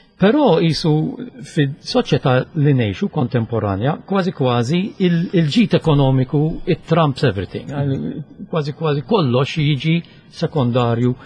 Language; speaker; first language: Maltese; native; Maltese